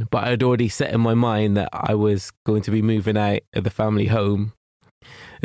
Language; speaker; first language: English; native; English